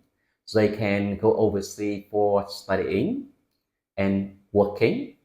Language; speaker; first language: English; non-native, fluent; Vietnamese